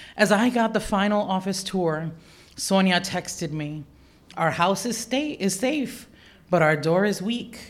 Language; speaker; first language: English; early bilingual, other home language; Spanish